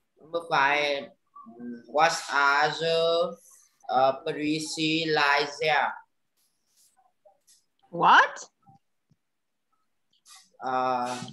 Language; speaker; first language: English; non-native, learner; Vietnamese